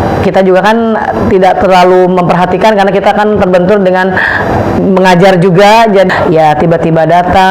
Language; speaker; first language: Indonesian; native; Indonesian